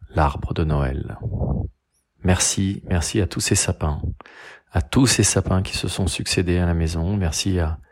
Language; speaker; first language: French; native; French